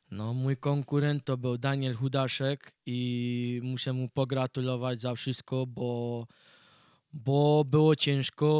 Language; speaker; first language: Polish; early bilingual, heritage; Polish